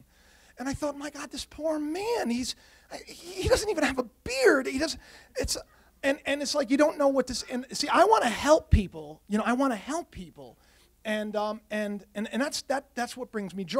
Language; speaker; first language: English; native; English